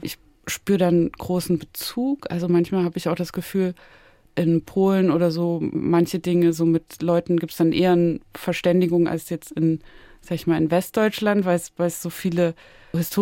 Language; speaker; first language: German; native; German